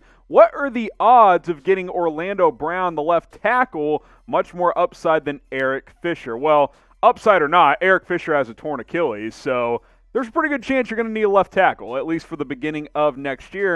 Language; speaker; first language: English; native; English